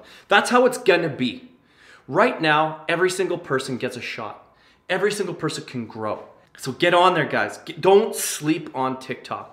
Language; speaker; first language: English; native; English